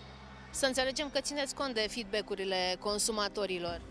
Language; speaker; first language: Romanian; native; Romanian